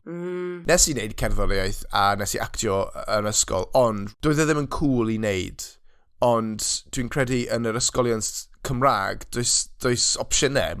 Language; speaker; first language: Welsh; non-native, local second language; English